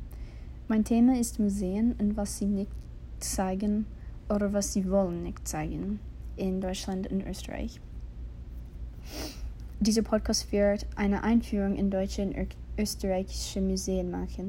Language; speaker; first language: German; non-native, learner; English